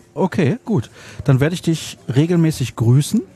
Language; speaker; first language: German; native; German